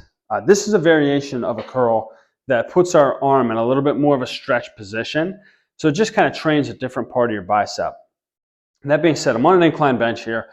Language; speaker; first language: English; native; English